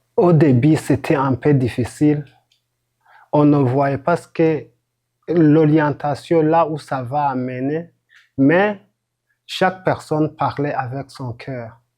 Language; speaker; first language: French; non-native, local second language; Rundi